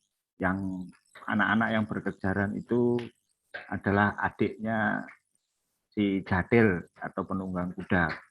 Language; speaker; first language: Indonesian; native; Indonesian